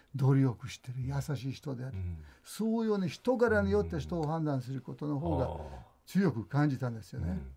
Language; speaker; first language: Japanese; non-native, fluent; Hungarian